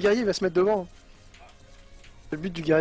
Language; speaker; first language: French; native; French